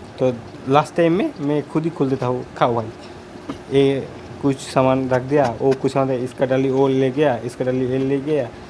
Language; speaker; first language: Hindi; non-native, local second language; Bangla